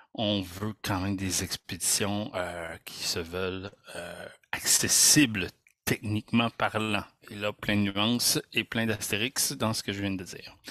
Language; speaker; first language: French; native; French